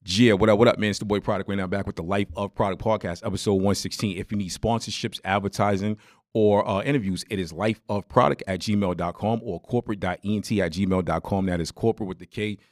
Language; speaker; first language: English; native; English